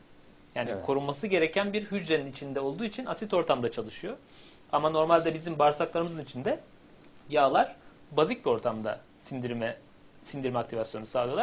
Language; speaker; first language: Turkish; native; Turkish